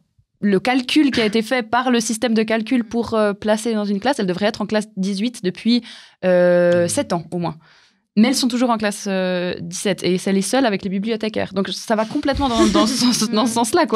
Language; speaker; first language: French; native; French